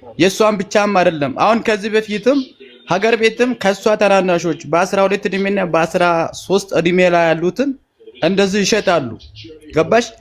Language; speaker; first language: Amharic; non-native, local second language; Hadiyya